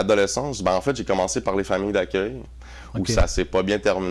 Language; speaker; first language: French; native; French